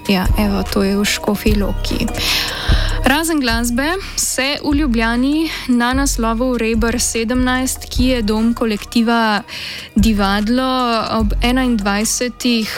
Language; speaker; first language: Slovenian; native; Slovenian